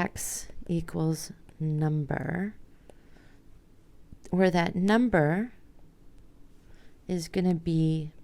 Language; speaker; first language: English; native; English